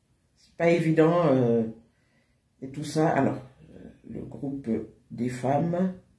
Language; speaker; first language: French; native; French